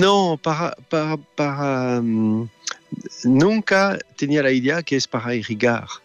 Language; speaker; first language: Spanish; non-native, fluent; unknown